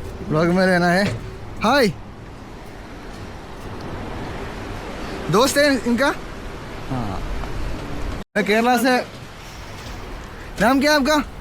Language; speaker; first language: Hindi; non-native, local second language; Malayalam